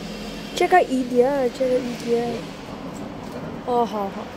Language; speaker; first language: Chinese; non-native, learner; Bangla